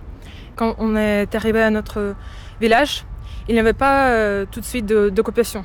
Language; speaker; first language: French; non-native, fluent; Ukrainian